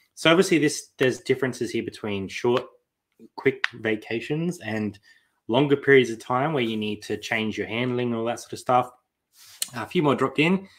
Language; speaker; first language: English; native; English